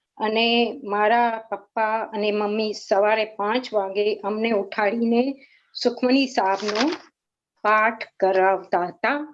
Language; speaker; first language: Gujarati; non-native, local second language; Sindhi